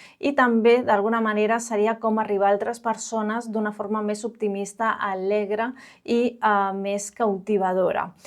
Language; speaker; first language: Catalan; non-native, local second language; Spanish